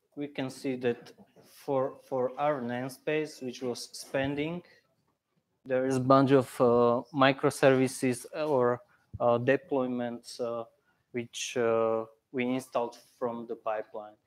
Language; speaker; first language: English; non-native, fluent; Slovak